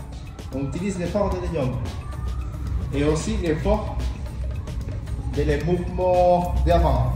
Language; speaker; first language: French; non-native, learner; Spanish